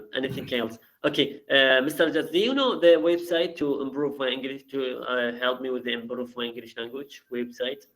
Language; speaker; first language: English; non-native, learner; Arabic